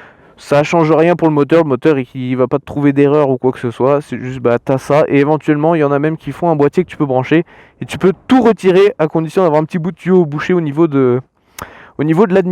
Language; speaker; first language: French; native; French